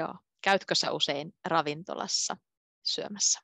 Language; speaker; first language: Finnish; native; Finnish